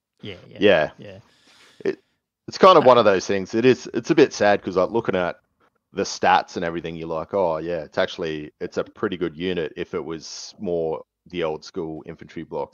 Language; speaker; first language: English; native; English